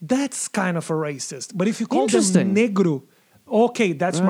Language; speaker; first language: English; non-native, fluent; Portuguese